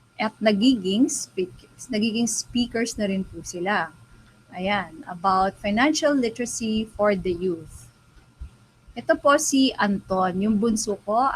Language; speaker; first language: Filipino; non-native, local second language; Iloko